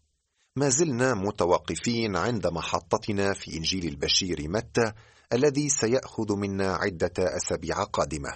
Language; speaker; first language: Arabic; native; Arabic